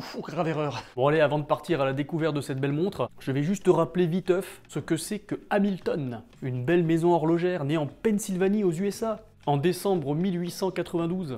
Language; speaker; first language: French; native; French